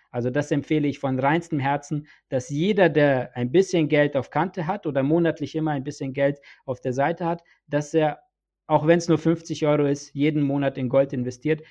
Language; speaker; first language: German; early bilingual, other home language; Bosnian